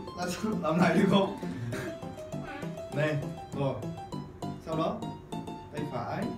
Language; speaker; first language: Vietnamese; non-native, fluent; Korean